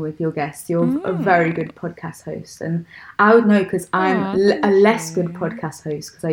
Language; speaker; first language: English; native; English